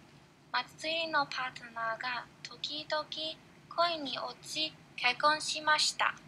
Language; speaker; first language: Japanese; non-native, learner; English